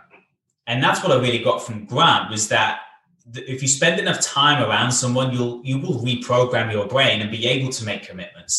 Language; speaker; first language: English; native; English